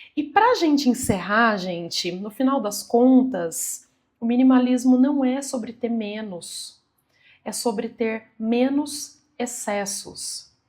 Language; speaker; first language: Portuguese; native; Portuguese